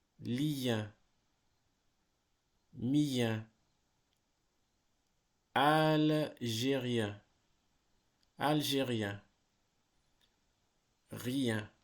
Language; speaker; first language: French; non-native, fluent; English